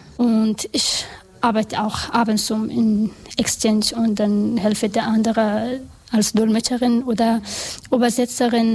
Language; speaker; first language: German; non-native, learner; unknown